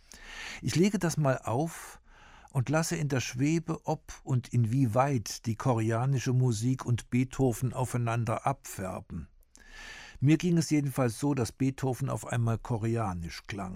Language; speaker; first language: German; native; German